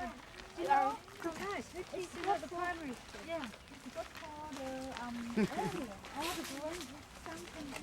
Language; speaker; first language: English; non-native, learner; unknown